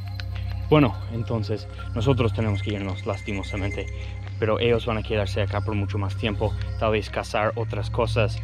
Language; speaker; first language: Spanish; non-native, fluent; English